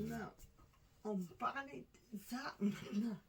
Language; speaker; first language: French; non-native, learner; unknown